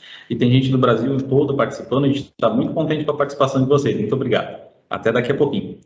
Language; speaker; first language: Portuguese; native; Portuguese